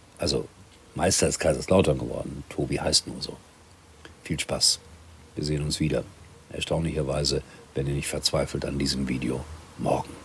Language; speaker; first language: German; native; German